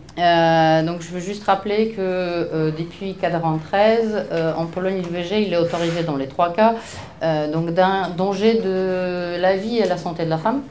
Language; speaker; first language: French; non-native, fluent; Polish